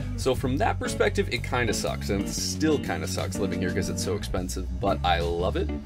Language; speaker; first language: English; native; English